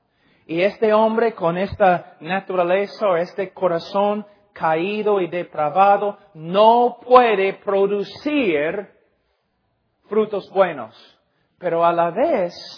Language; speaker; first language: Spanish; non-native, fluent; English